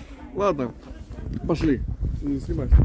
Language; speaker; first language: Russian; native; Russian